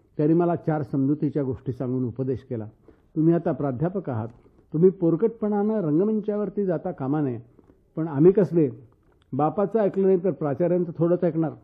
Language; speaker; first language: Marathi; native; Marathi